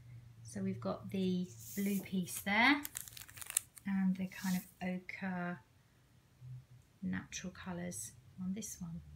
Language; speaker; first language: English; native; English